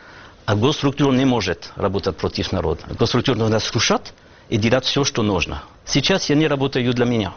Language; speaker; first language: Russian; non-native, learner; French